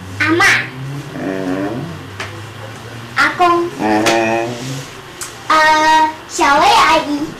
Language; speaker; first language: Chinese; early bilingual, heritage; Chinese